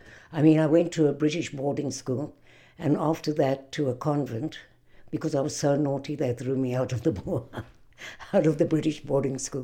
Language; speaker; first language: English; native; English